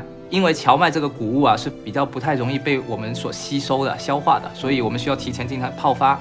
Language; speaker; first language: Chinese; native; Chinese